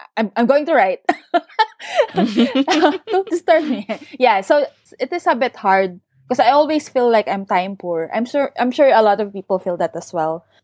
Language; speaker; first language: English; non-native, local second language; Filipino